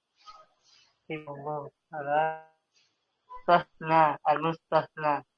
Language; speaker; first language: Arabic; non-native, learner; Indonesian